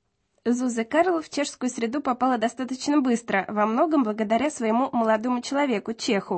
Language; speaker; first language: Russian; native; Russian